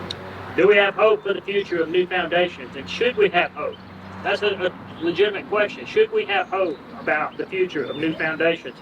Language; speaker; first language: English; native; English